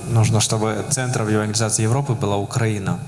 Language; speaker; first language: Russian; native; Russian